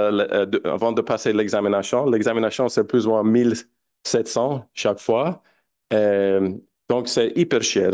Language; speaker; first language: French; non-native, fluent; English